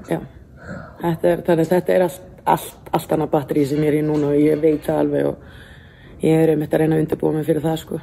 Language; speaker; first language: Icelandic; native; Icelandic